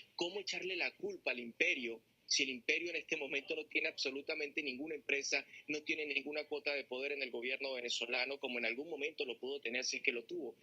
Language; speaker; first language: Spanish; native; Spanish